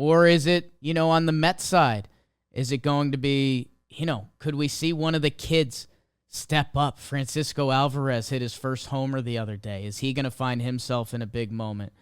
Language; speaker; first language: English; native; English